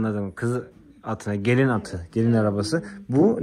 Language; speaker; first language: Turkish; native; Turkish